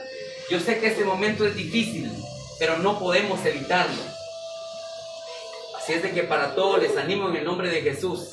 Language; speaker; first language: Spanish; native; Spanish